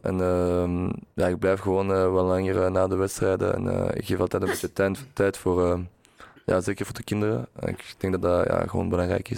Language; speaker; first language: Dutch; non-native, local second language; French